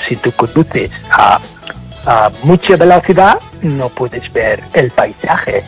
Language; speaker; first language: Spanish; non-native, fluent; English